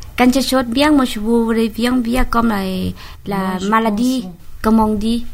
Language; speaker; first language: French; non-native, learner; Thai